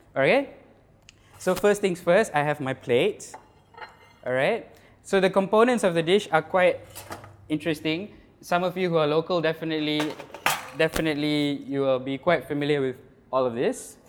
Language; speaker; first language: English; non-native, local second language; Malay